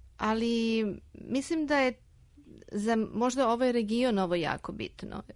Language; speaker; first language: Serbian; native; Serbian